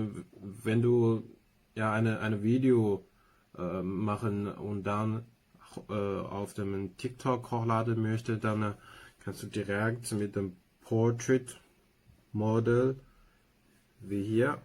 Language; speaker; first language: German; non-native, learner; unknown